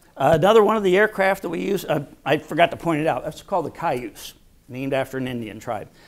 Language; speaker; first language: English; native; English